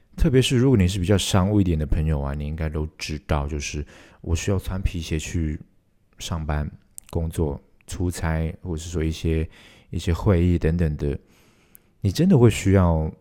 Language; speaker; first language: Chinese; non-native, local second language; Cantonese